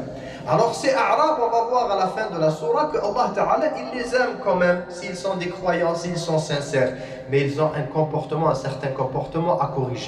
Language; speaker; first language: French; non-native, local second language; Arabic